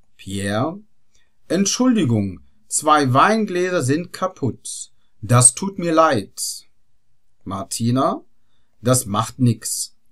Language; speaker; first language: German; non-native, fluent; Arabic